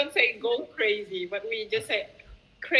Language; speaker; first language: English; non-native, fluent; Indonesian